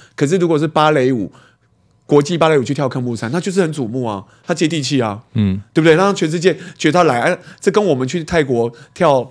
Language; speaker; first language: Chinese; native; Chinese